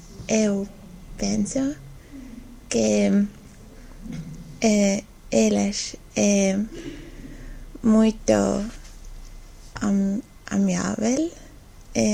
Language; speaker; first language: Portuguese; non-native, learner; Estonian